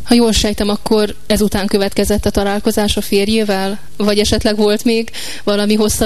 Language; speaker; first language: Hungarian; native; Hungarian